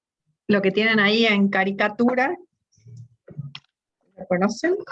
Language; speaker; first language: Spanish; native; Spanish